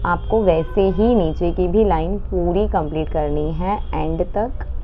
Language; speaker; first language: Hindi; non-native, local second language; Marathi